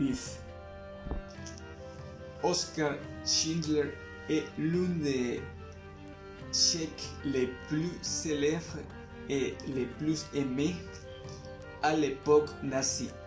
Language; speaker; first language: French; non-native, learner; Spanish